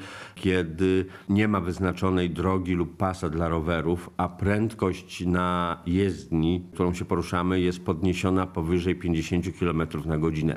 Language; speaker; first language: Polish; native; Polish